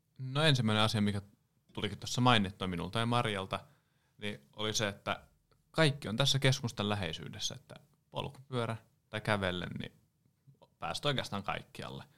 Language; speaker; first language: Finnish; native; Finnish